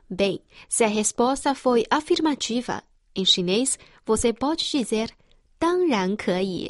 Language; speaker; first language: Portuguese; non-native, fluent; Chinese